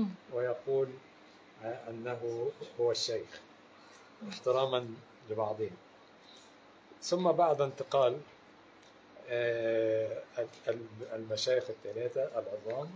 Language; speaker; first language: Arabic; native; Arabic